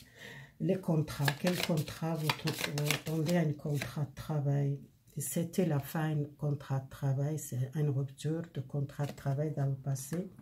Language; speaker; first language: French; non-native, learner; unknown